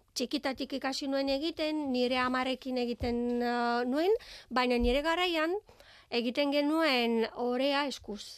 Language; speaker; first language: Basque; non-native, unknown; Bulgarian